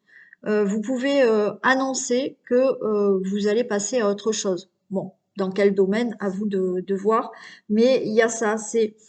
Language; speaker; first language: French; native; French